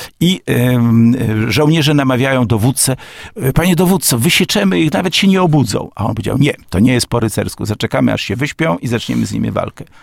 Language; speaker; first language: Polish; native; Polish